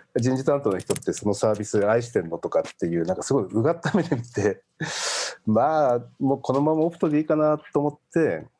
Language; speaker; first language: Japanese; native; Japanese